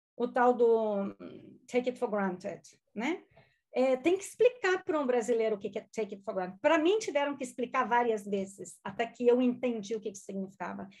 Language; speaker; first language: Portuguese; non-native, local second language; German